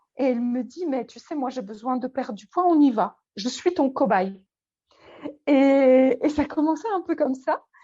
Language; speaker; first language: French; non-native, fluent; Polish